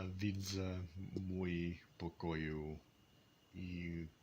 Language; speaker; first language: Polish; non-native, learner; English